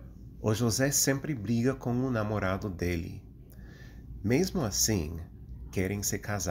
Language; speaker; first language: Portuguese; non-native, fluent; English